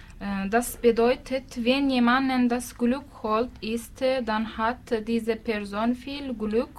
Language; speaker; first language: German; non-native, learner; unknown